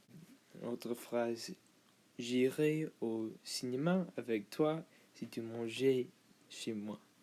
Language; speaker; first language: French; non-native, learner; English